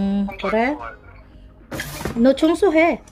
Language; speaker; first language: Korean; non-native, learner; Filipino